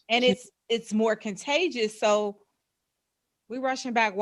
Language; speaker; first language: English; native; English